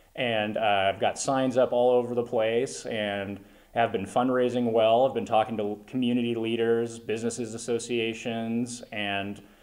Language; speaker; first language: English; native; English